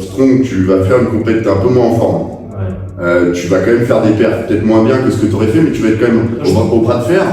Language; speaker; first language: French; native; French